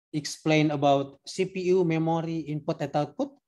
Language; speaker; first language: English; non-native, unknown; Indonesian